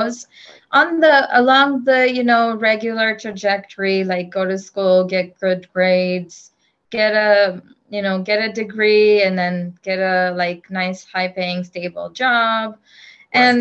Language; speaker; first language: English; non-native, local second language; Gujarati